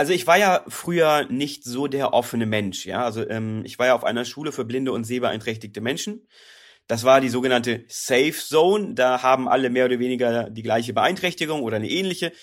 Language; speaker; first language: German; native; German